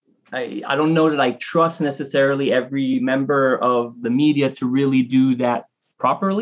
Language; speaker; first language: English; native; English